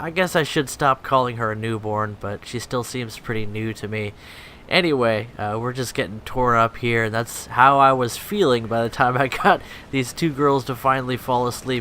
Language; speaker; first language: English; native; English